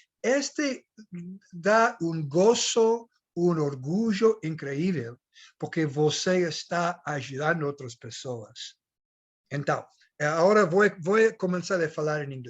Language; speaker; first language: Portuguese; non-native, learner; English